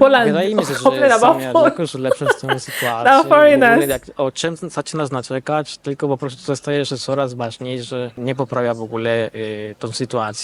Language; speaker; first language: Polish; non-native, fluent; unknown